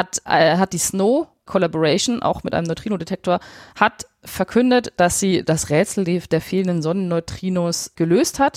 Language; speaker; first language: German; native; German